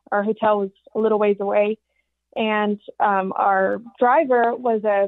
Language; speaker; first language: English; native; English